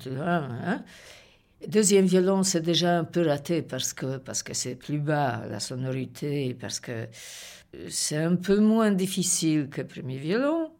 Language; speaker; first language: French; non-native, fluent; Polish